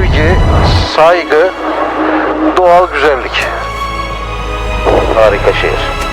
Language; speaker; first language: Turkish; native; Turkish